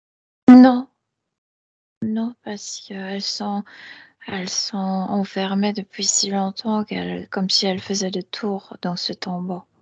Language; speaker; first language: French; non-native, fluent; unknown